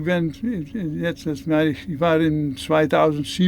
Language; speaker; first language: German; non-native, learner; Dutch